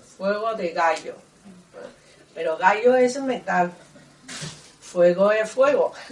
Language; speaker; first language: Spanish; non-native, learner; Chinese